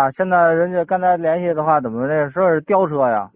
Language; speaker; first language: Chinese; native; Chinese